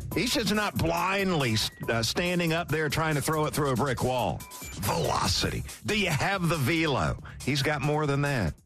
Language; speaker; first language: English; native; English